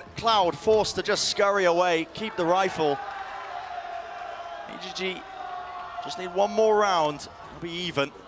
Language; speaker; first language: English; native; English